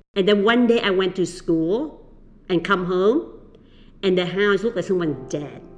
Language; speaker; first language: English; early bilingual, other home language; Vietnamese